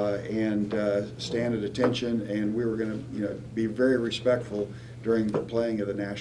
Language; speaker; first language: English; native; English